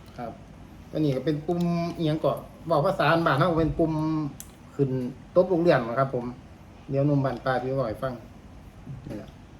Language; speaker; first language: Thai; native; Thai